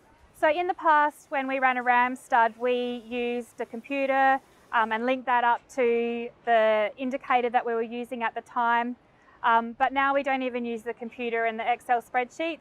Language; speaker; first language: English; native; English